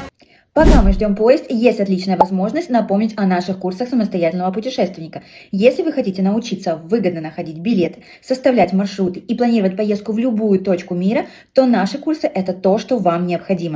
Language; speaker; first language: Russian; native; Russian